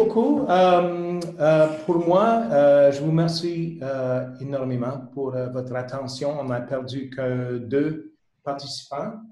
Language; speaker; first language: French; non-native, local second language; English